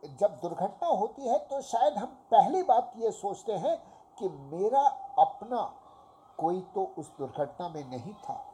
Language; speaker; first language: Hindi; native; Hindi